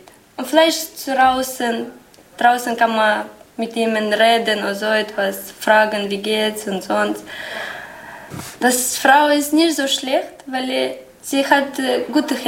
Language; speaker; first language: German; non-native, learner; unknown